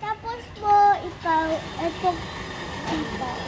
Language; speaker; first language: Filipino; early bilingual, heritage; Japanese